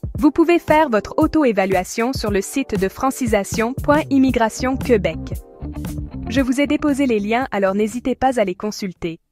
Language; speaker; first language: French; native; French